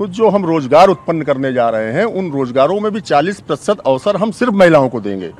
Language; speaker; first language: Hindi; native; Hindi